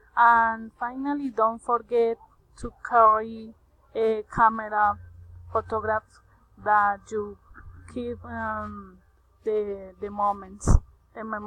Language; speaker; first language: English; non-native, learner; Spanish